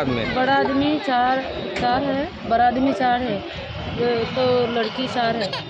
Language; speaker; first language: Hindi; non-native, learner; Rohingya